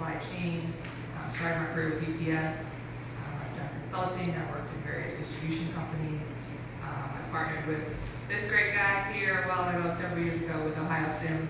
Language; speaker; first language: English; native; English